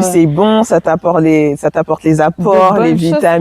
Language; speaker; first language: French; native; French